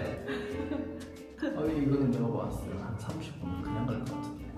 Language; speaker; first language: Korean; native; Korean